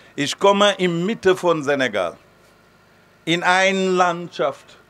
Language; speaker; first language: German; non-native, fluent; Wolof